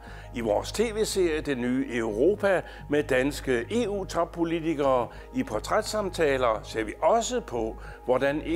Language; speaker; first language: Danish; native; Danish